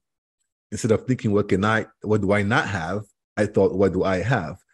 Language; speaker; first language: English; non-native, local second language; French